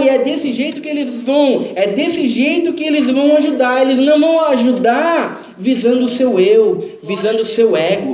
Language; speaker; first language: Portuguese; native; Portuguese